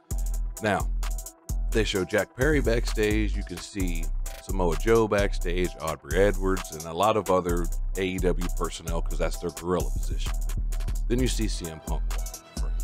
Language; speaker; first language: English; native; English